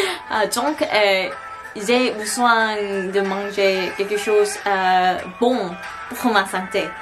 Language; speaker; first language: French; non-native, learner; Korean